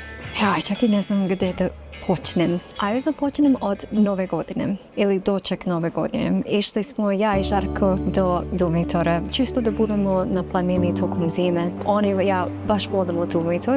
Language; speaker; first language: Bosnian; non-native, fluent; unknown